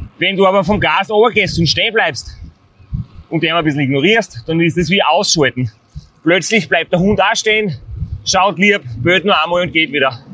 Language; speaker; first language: German; native; German